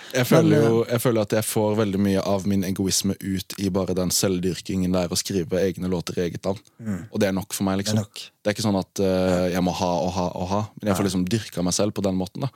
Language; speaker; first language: Norwegian; native; Norwegian